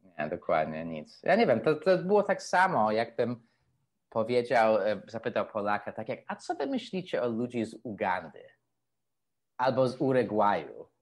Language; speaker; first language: Polish; early bilingual, heritage; Polish